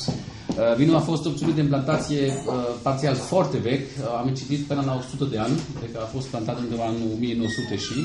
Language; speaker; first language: Romanian; non-native, fluent; German